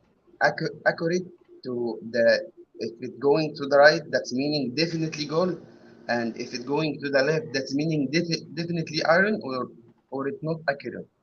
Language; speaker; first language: English; non-native, learner; Arabic